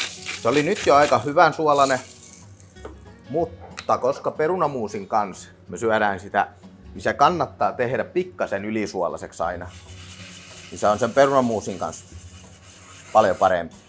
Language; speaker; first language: Finnish; native; Finnish